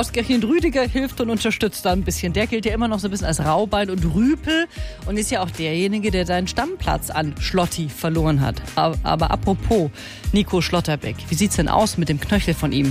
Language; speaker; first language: German; native; German